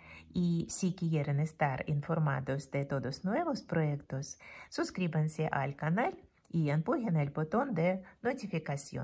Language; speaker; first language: Spanish; non-native, fluent; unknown